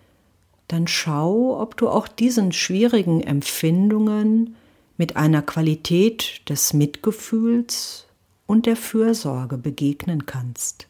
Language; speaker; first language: German; native; German